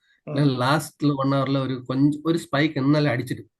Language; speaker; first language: Tamil; non-native, learner; Malayalam